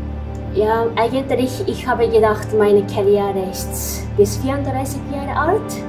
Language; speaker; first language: German; non-native, learner; Japanese